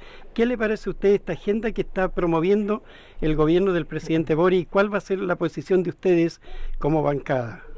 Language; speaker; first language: Spanish; native; Spanish